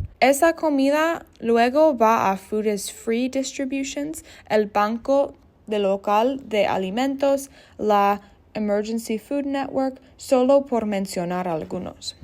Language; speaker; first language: Spanish; non-native, learner; English